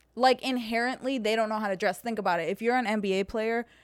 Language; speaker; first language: English; early bilingual, heritage; Serbian